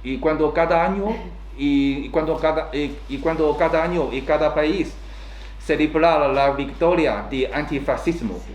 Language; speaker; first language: Spanish; non-native, learner; Chinese